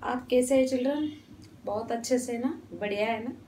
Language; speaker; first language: Hindi; non-native, local second language; Kannada